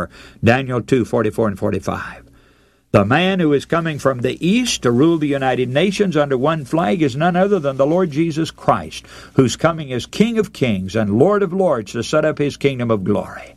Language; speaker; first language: English; native; English